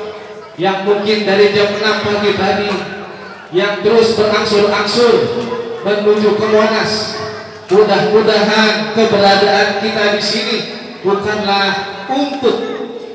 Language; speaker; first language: Indonesian; native; Indonesian